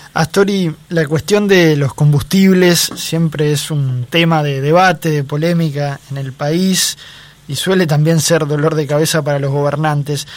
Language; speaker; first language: Spanish; native; Spanish